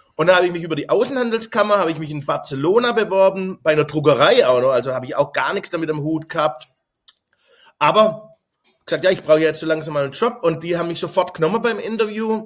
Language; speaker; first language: German; native; German